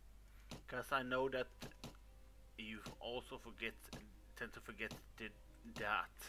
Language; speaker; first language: English; non-native, fluent; Swedish